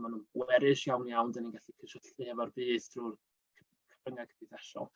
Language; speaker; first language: Welsh; native; Welsh